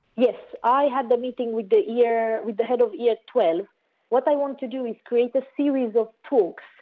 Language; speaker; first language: English; non-native, fluent; Romanian